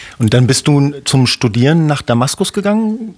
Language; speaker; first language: German; native; German